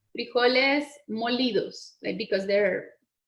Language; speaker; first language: English; non-native, learner; Spanish